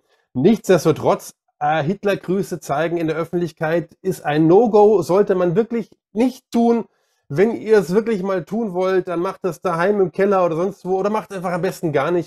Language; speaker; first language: German; native; German